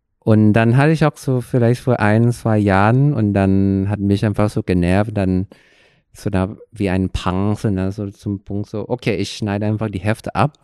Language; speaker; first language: German; non-native, fluent; Thai